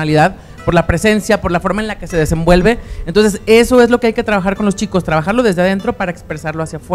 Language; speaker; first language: Spanish; native; Spanish